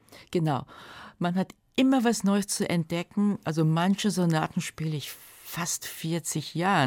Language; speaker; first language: German; non-native, fluent; Japanese